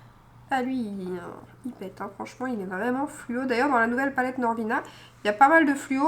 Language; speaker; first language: French; native; French